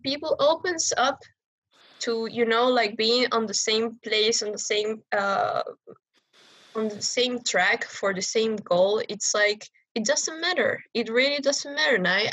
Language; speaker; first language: English; non-native, fluent; Spanish